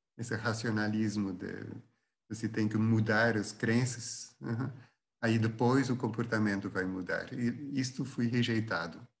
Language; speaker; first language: Portuguese; non-native, fluent; Dutch